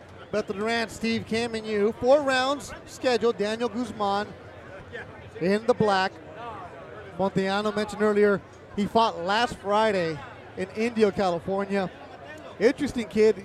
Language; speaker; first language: English; early bilingual, other home language; Spanish